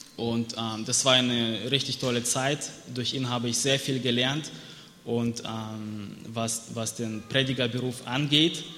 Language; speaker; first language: German; non-native, fluent; Russian